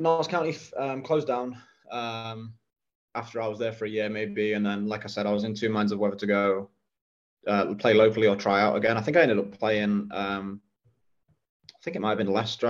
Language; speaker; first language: English; native; English